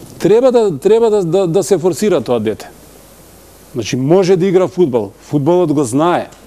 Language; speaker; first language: Macedonian; non-native, local second language; Albanian